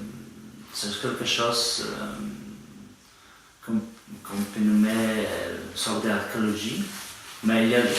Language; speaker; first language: French; non-native, fluent; Polish